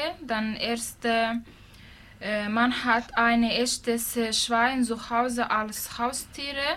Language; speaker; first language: German; non-native, learner; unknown